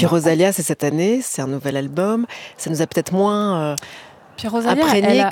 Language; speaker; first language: French; native; French